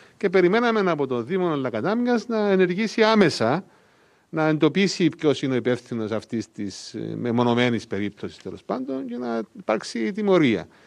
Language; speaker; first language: Greek; native; Greek